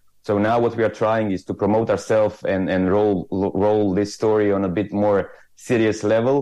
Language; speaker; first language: English; non-native, fluent; Croatian